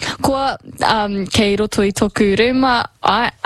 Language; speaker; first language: Māori; non-native, local second language; English